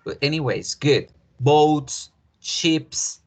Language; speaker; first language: English; non-native, fluent; Spanish